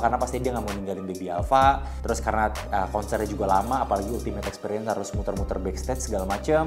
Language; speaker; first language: Indonesian; native; Indonesian